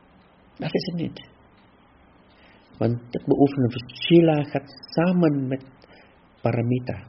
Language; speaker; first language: Dutch; non-native, fluent; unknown